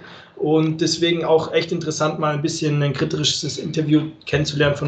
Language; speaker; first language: German; native; German